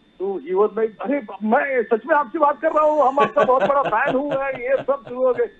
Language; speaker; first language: Hindi; non-native, local second language; Marathi